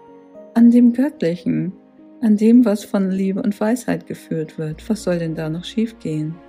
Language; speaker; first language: German; native; German